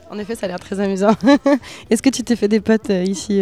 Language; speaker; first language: French; native; French